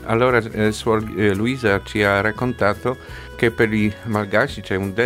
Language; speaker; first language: Italian; non-native, fluent; Polish